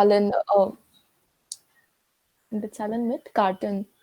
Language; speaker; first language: German; non-native, learner; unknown